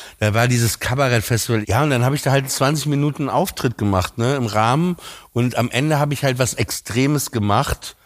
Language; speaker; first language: German; native; German